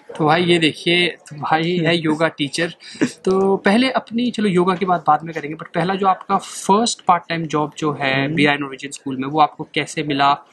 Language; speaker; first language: Hindi; native; Hindi